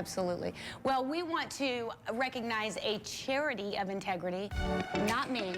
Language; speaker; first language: English; native; English